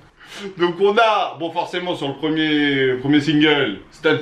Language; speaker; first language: French; native; French